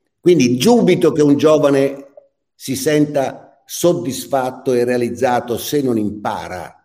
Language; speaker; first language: Italian; native; Italian